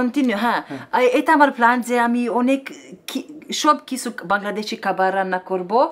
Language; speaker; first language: Bangla; non-native, learner; Romanian